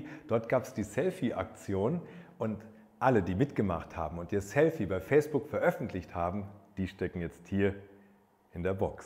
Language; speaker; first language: German; native; German